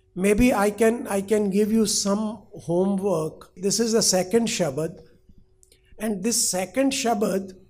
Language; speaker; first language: English; non-native, local second language; Punjabi